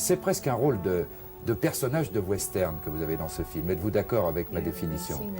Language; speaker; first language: French; native; French